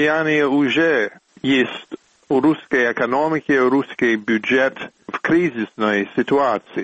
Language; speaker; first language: Russian; non-native, fluent; English